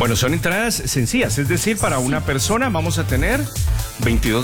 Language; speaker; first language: Spanish; native; Spanish